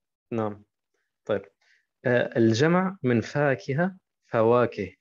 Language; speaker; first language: Arabic; non-native, fluent; German